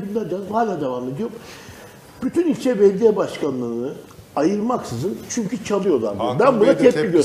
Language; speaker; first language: Turkish; native; Turkish